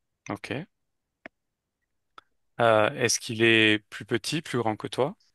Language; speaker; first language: French; native; French